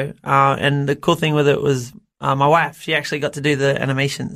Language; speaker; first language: English; native; English